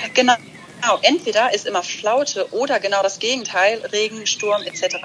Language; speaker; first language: German; early bilingual, other home language; Russian